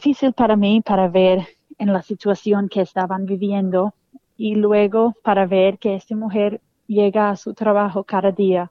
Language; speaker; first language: Spanish; non-native, fluent; English